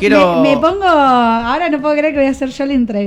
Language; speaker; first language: Spanish; native; Spanish